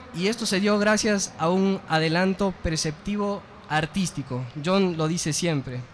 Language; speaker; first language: Spanish; native; Spanish